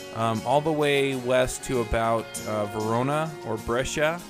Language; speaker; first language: English; native; English